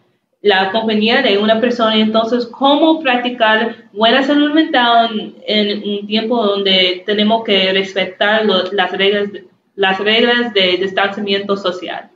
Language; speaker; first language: Spanish; non-native, learner; English